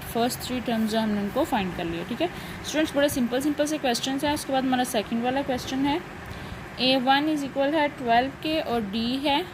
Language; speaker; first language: Hindi; non-native, local second language; Punjabi